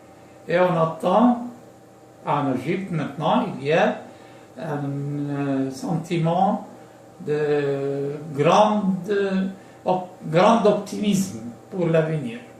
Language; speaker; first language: French; non-native, local second language; Arabic